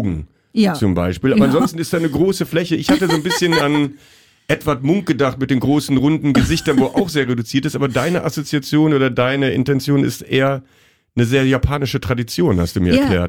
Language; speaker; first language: German; native; German